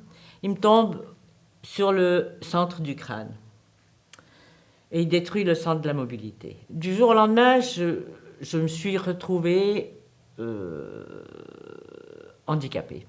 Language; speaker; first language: French; native; French